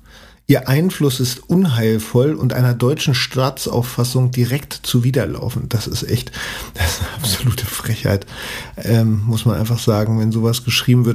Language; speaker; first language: German; native; German